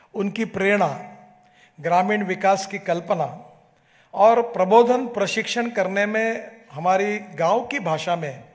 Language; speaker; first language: Hindi; non-native, local second language; Marathi